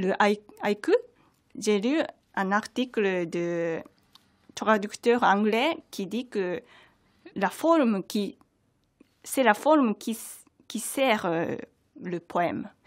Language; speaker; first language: French; non-native, fluent; Japanese